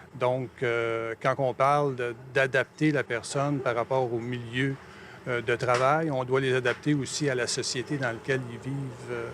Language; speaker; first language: French; native; French